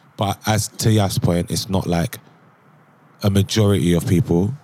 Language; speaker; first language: English; native; English